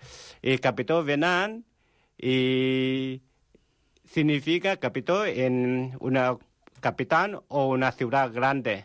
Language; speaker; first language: Spanish; non-native, learner; Vietnamese